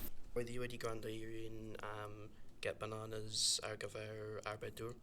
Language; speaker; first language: Welsh; non-native, local second language; English